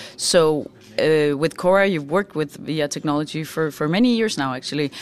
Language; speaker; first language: English; non-native, fluent; Danish